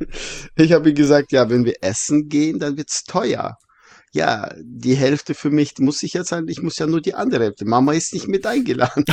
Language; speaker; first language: German; non-native, fluent; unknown